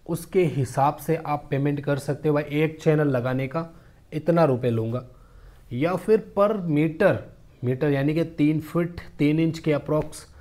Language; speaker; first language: Hindi; native; Hindi